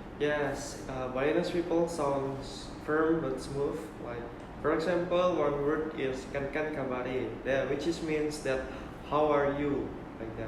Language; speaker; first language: English; non-native, learner; Indonesian